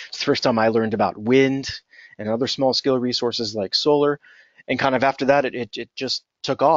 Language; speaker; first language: English; native; English